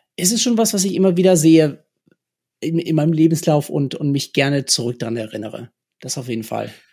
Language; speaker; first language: German; early bilingual, other home language; English